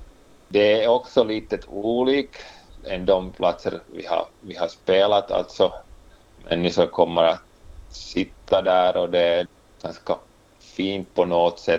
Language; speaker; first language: Swedish; non-native, local second language; Finnish